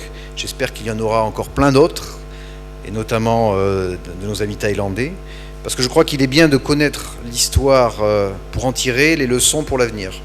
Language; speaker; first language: French; native; French